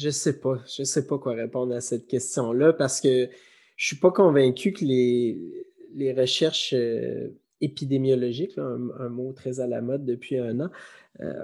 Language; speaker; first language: French; native; French